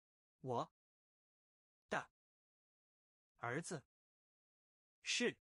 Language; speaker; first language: Chinese; non-native, learner; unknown